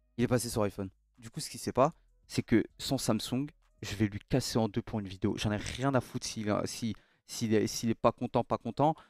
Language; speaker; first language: French; native; French